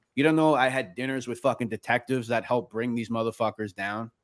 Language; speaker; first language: English; native; English